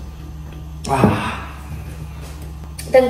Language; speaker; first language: Chinese; non-native, learner; Ukrainian